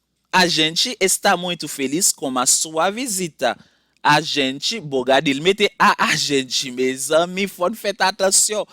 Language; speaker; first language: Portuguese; non-native, fluent; Haitian Creole